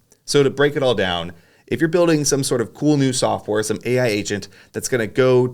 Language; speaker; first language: English; native; English